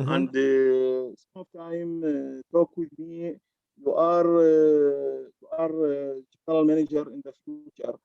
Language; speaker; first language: English; non-native, learner; Arabic